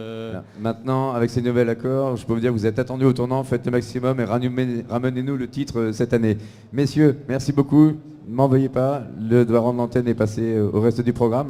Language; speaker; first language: French; native; French